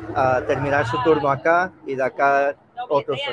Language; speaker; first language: Spanish; early bilingual, heritage; Spanish